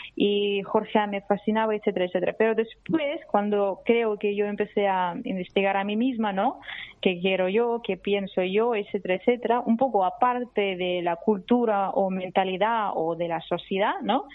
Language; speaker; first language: Spanish; non-native, fluent; Russian